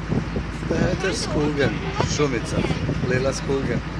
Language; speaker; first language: Swedish; non-native, fluent; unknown